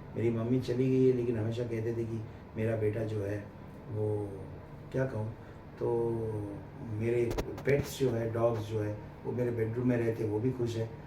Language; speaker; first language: Hindi; non-native, local second language; Bangla